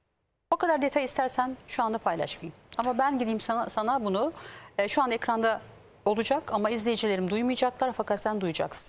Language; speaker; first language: Turkish; native; Turkish